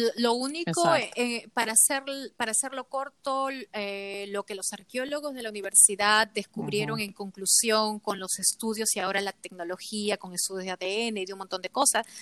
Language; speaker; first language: Spanish; native; Spanish